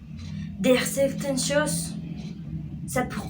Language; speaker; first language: French; non-native, learner; Spanish